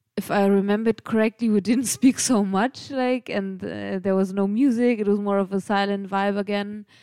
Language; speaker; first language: English; non-native, fluent; German